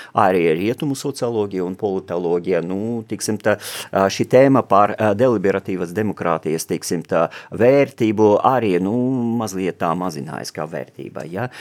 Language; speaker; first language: Latvian; non-native, local second language; Russian